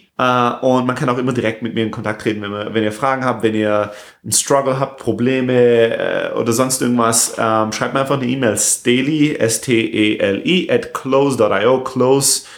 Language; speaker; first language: German; non-native, fluent; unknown